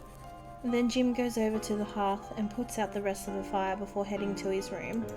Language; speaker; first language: English; native; English